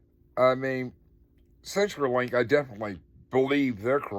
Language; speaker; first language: English; native; English